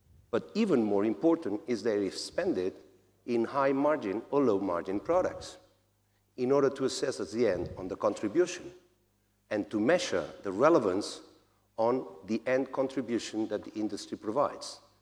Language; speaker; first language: English; non-native, fluent; Spanish